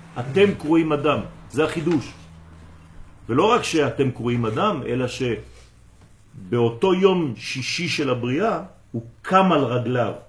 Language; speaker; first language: Hebrew; non-native, fluent; French